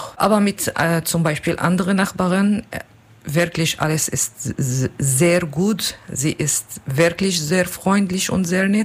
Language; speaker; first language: German; non-native, learner; Kurdish